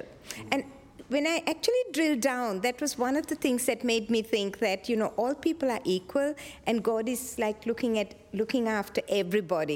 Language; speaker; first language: English; non-native, local second language; Tamil